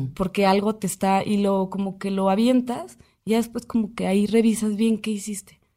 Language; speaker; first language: Spanish; native; Spanish